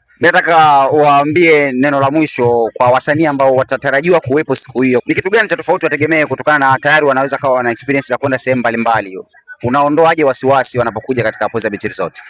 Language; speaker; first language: Swahili; native; Swahili